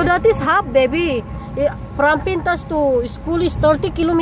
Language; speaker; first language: English; non-native, local second language; Filipino